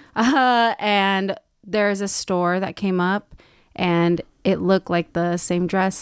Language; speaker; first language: English; native; English